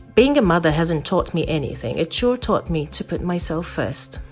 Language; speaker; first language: English; non-native, fluent; Maltese